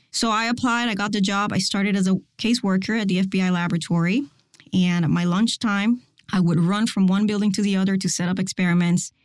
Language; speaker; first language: English; non-native, fluent; Spanish